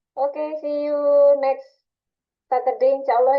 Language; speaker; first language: English; non-native, fluent; Indonesian